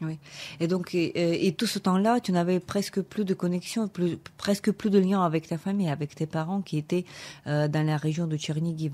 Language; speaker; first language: French; non-native, fluent; Ukrainian